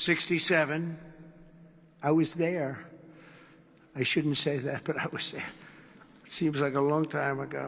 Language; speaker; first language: English; native; English